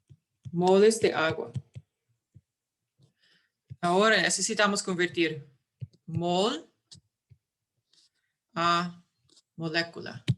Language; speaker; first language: Spanish; early bilingual, heritage; English